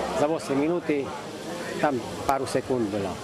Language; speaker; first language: Russian; non-native, local second language; Hungarian